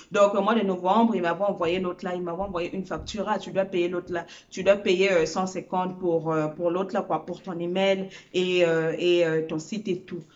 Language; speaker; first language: French; early bilingual, other home language; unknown